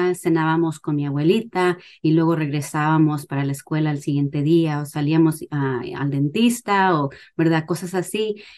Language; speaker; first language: Spanish; early bilingual, heritage; Spanish